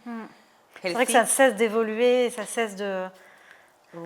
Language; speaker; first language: French; native; French